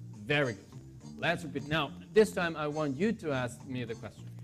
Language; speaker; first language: English; non-native, fluent; Spanish